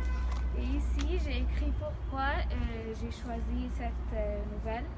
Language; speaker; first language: French; non-native, fluent; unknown